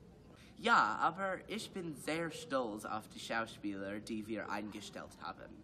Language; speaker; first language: German; non-native, learner; English